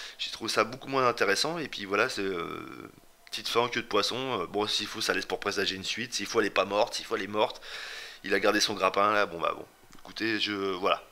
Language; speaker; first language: French; native; French